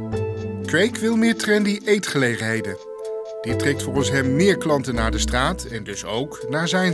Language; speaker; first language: Dutch; native; Dutch